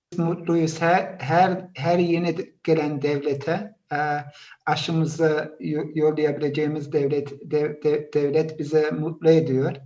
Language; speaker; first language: Turkish; early bilingual, heritage; Turkish